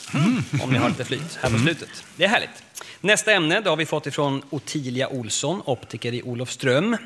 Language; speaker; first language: Swedish; native; Swedish